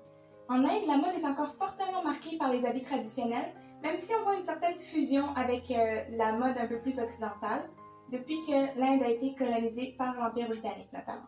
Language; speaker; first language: French; native; French